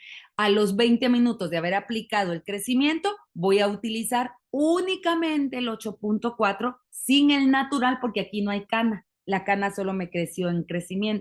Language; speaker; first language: Spanish; native; Spanish